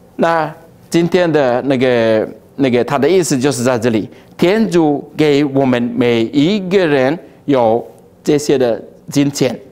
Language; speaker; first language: Chinese; early bilingual, heritage; Chinese